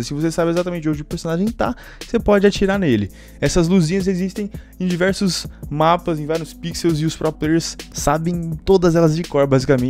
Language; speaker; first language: Portuguese; native; Portuguese